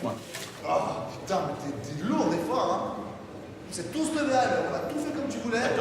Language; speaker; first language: French; native; French